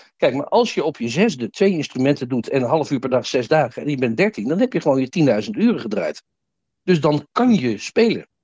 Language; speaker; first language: Dutch; native; Dutch